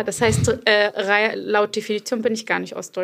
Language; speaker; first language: German; early bilingual, other home language; Arabic